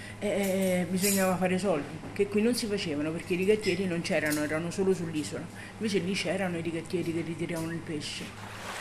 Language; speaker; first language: Italian; native; Italian